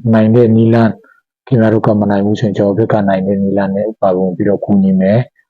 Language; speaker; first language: Burmese; non-native, local second language; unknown